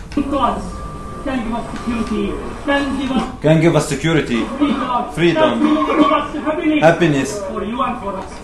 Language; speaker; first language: English; non-native, fluent; Arabic